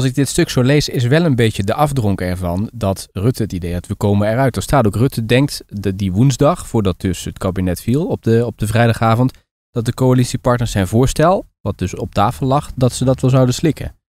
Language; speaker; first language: Dutch; native; Dutch